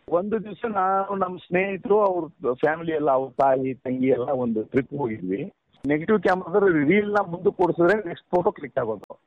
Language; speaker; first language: Kannada; native; Kannada